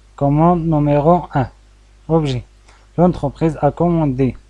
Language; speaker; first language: French; non-native, local second language; Arabic